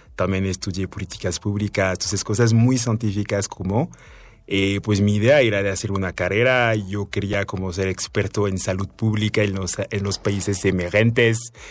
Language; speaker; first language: Spanish; non-native, fluent; French